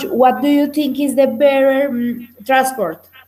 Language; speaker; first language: English; non-native, learner; Spanish